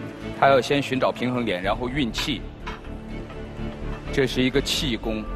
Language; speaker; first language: Chinese; native; Chinese